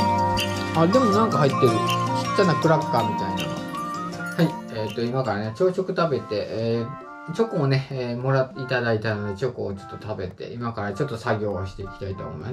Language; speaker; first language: Japanese; native; Japanese